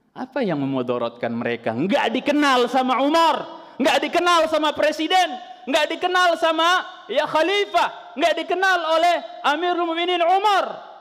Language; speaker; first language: Indonesian; non-native, local second language; Sundanese